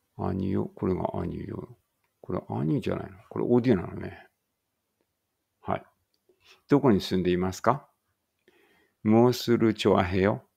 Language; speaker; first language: Japanese; native; Japanese